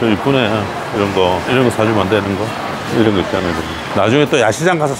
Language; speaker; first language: Korean; native; Korean